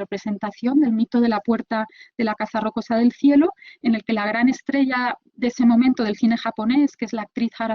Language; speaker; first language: Spanish; native; Spanish